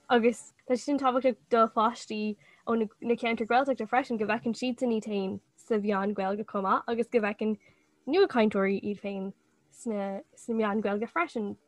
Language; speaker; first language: Irish; non-native, local second language; English